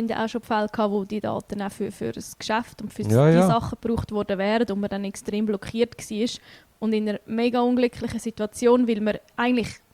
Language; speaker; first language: German; native; German